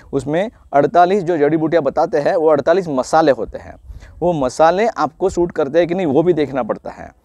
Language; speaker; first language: Hindi; non-native, local second language; Marathi